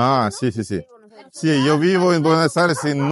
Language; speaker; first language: Spanish; non-native, learner; Russian